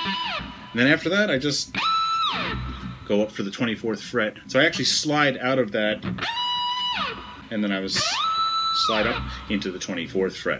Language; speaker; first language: English; native; English